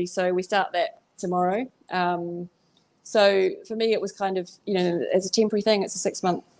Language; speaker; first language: English; native; English